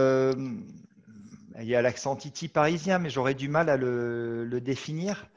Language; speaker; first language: French; native; French